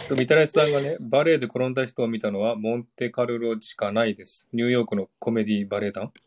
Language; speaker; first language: Japanese; native; Japanese